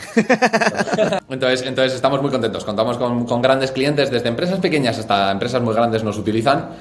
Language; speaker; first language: Spanish; native; Spanish